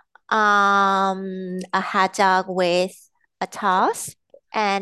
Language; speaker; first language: English; non-native, learner; Chinese